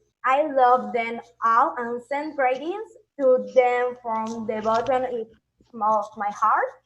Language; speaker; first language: English; non-native, learner; Spanish